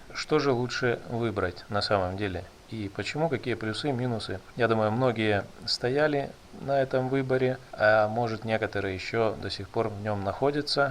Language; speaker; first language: Russian; native; Russian